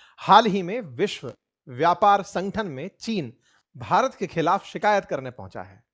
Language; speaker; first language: Hindi; native; Hindi